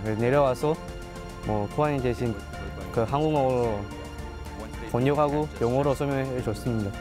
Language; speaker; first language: Korean; non-native, learner; English